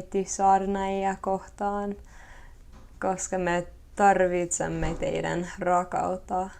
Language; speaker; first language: Finnish; non-native, fluent; English